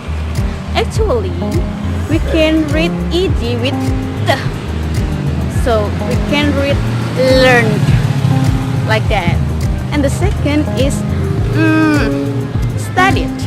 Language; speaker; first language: English; non-native, learner; Indonesian